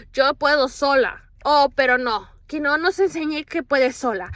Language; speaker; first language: Spanish; early bilingual, heritage; Spanish